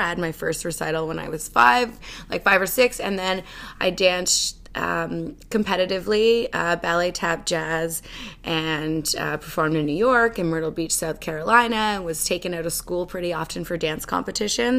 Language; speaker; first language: English; native; English